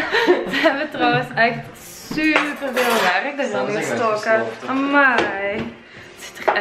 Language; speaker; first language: Dutch; native; Dutch